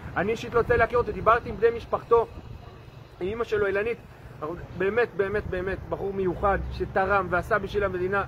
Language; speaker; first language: Hebrew; native; Hebrew